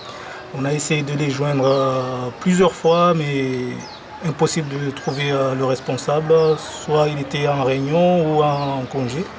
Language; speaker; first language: French; non-native, local second language; Comorian